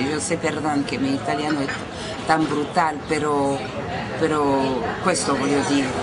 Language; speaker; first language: Italian; non-native, learner; French